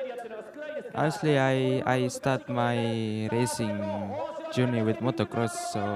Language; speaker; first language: English; non-native, fluent; Japanese